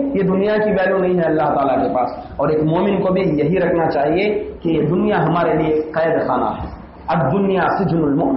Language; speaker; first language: Urdu; native; Urdu